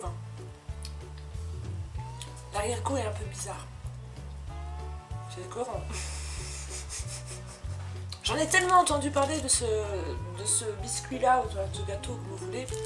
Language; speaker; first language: French; native; French